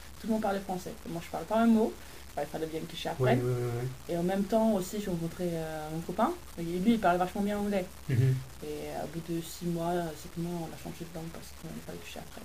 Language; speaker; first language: French; non-native, fluent; Swedish